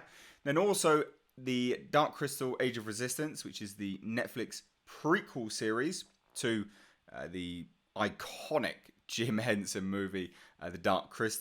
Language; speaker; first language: English; native; English